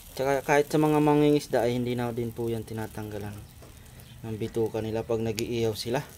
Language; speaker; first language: Filipino; non-native, local second language; Bikol